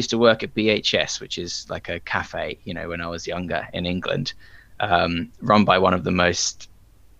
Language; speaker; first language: English; native; English